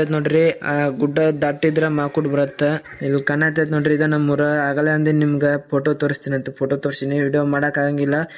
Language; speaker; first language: Kannada; non-native, local second language; Lambadi